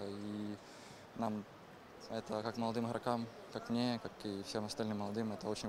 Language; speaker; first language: Russian; non-native, local second language; Ukrainian